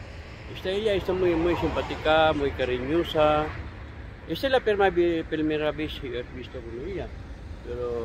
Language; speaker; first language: Spanish; non-native, learner; Filipino